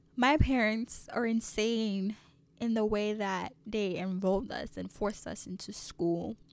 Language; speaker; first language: English; early bilingual, other home language; French